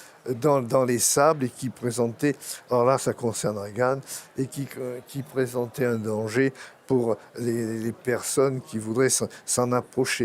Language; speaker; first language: French; native; French